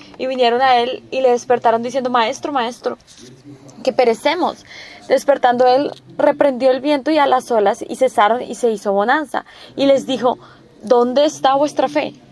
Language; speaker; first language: Spanish; non-native, fluent; Korean